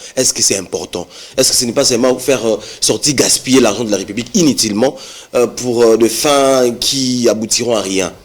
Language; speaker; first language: French; non-native, local second language; Lingala